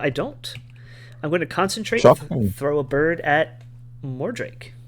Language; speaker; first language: English; native; English